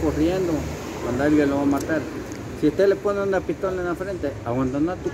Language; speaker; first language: Spanish; native; Spanish